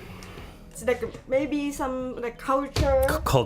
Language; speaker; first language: English; non-native, learner; Japanese